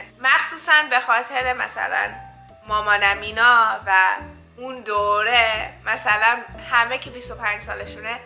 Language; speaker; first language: Persian; early bilingual, heritage; Persian